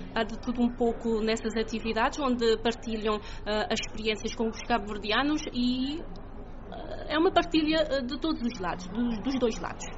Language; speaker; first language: Portuguese; non-native, local second language; Kabuverdianu